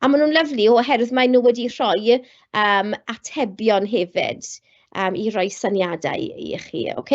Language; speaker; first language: Welsh; non-native, local second language; English